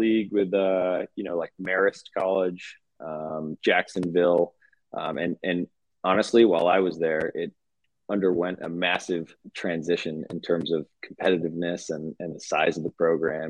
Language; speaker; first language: English; native; English